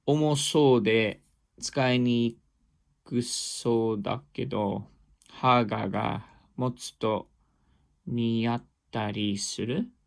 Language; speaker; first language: Japanese; non-native, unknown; English